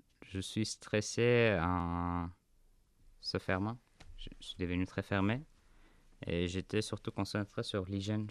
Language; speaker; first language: French; non-native, fluent; Armenian